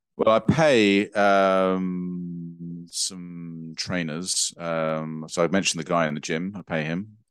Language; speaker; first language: English; native; English